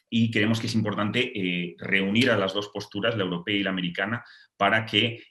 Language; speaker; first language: Spanish; native; Spanish